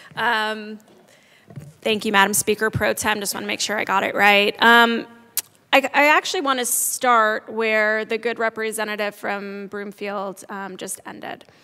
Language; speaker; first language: English; native; English